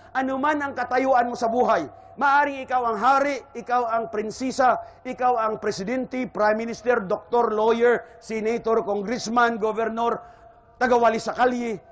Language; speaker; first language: Filipino; non-native, local second language; Hiligaynon